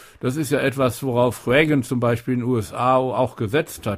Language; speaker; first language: German; native; German